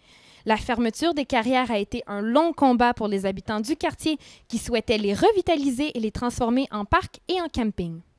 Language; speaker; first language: French; native; French